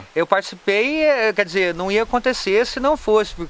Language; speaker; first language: Portuguese; native; Portuguese